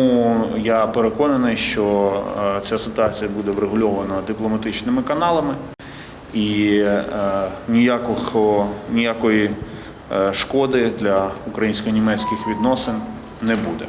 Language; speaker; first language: Ukrainian; native; Ukrainian